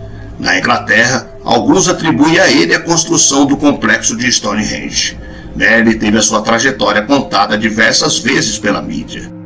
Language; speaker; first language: Portuguese; native; Portuguese